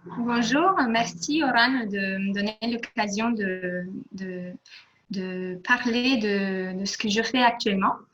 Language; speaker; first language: French; non-native, fluent; Romanian